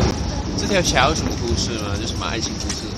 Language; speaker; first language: Chinese; native; Chinese